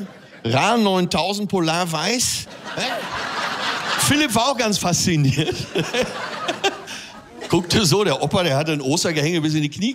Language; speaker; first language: German; native; German